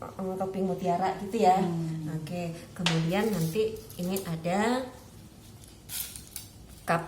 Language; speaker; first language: Indonesian; native; Indonesian